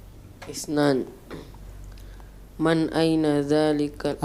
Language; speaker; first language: Arabic; non-native, learner; Indonesian